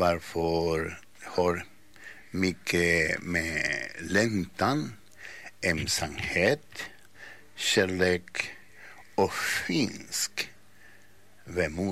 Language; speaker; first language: Swedish; non-native, fluent; Spanish